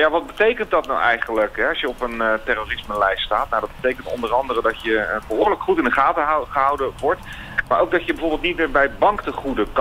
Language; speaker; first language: Dutch; native; Dutch